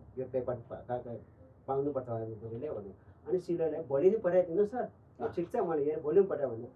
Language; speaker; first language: Nepali; non-native, local second language; Tibetan